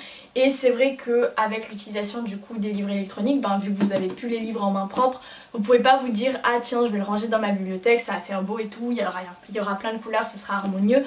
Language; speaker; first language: French; native; French